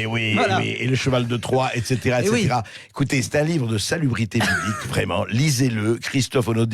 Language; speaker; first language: French; native; French